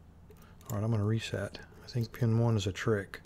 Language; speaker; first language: English; native; English